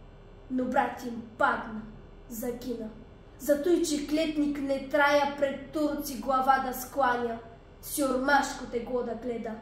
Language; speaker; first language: Bulgarian; native; Bulgarian